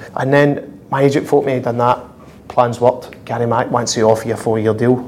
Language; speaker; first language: English; native; English